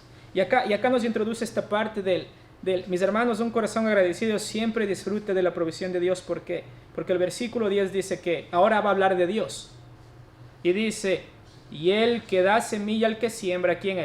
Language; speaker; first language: Spanish; native; Spanish